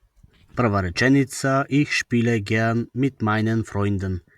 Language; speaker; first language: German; non-native, fluent; Macedonian